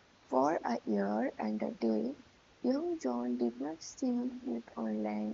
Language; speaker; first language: English; non-native, local second language; Bangla